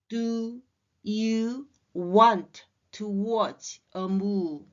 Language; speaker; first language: English; non-native, learner; Chinese